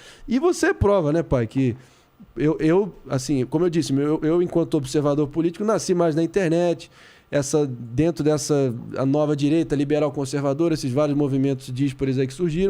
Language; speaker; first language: Portuguese; native; Portuguese